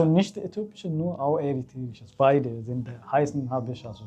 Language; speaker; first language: German; non-native, fluent; Amharic